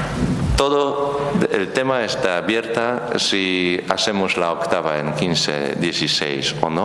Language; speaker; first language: Spanish; non-native, learner; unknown